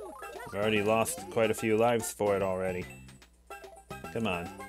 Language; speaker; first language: English; native; English